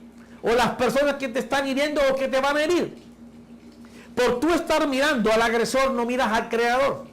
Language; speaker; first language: Spanish; native; Spanish